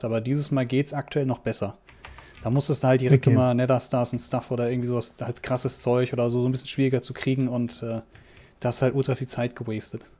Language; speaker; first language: German; native; German